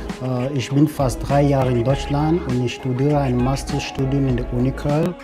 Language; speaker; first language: German; non-native, learner; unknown